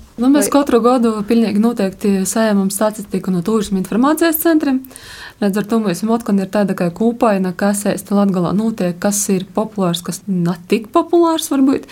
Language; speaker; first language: Latvian; native; Latvian